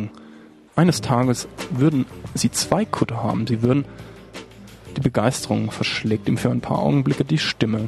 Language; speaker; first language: German; native; German